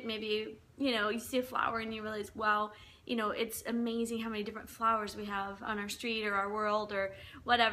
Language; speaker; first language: English; native; English